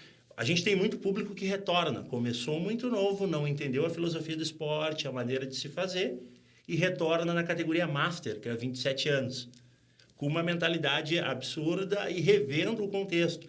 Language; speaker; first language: Portuguese; native; Portuguese